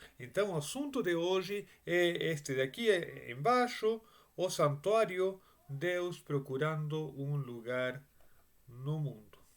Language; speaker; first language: Portuguese; non-native, fluent; Spanish